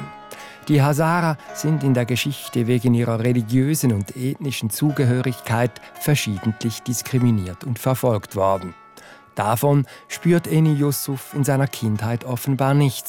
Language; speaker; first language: German; native; German